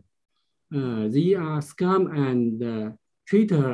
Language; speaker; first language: English; non-native, learner; Chinese